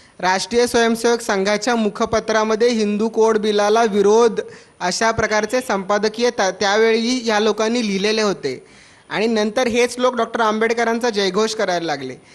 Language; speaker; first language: Marathi; native; Marathi